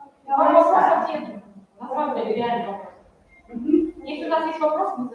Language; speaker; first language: Russian; non-native, local second language; Kazakh